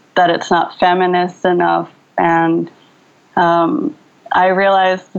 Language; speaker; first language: English; early bilingual, other home language; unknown